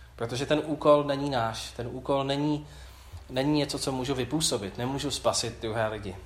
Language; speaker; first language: Czech; native; Czech